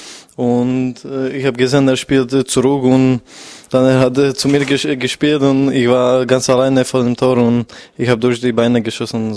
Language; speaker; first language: German; non-native, learner; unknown